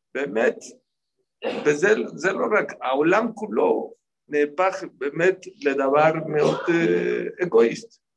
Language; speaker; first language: Hebrew; non-native, fluent; Spanish